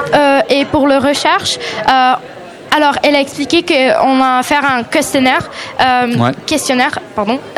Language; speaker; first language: French; non-native, learner; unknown